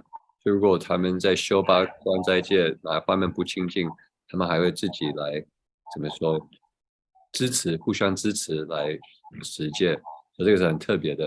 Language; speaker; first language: Chinese; early bilingual, heritage; English